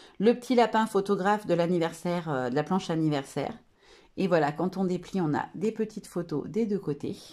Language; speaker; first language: French; native; French